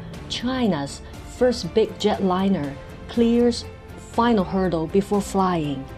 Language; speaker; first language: English; non-native, fluent; Chinese